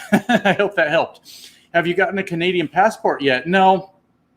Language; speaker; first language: English; native; English